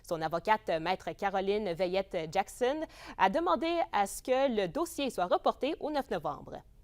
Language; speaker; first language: French; native; French